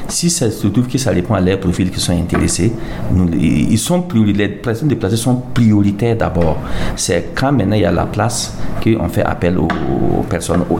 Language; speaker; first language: French; non-native, local second language; Mossi